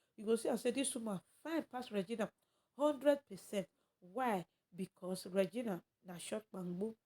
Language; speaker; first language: Nigerian Pidgin; native; Nigerian Pidgin